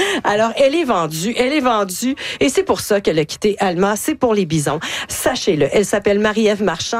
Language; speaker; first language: French; native; French